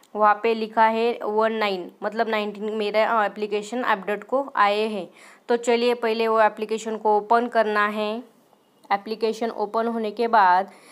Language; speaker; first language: Hindi; non-native, local second language; Marathi